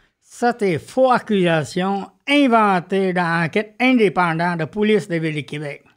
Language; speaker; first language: French; non-native, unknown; Vietnamese